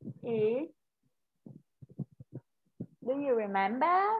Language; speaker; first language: English; non-native, fluent; Vietnamese